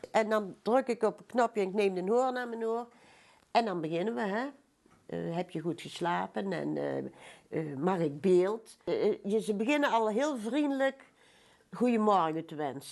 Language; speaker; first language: Dutch; native; Dutch